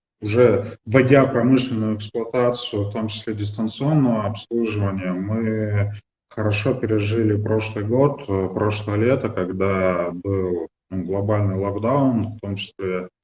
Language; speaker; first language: Russian; native; Russian